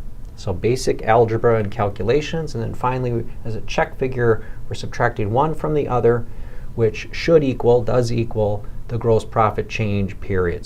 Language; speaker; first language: English; native; English